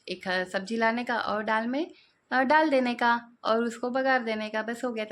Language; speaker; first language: Hindi; non-native, local second language; Marathi